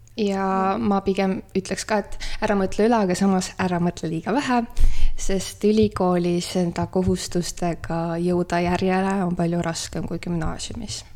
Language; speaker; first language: Estonian; native; Estonian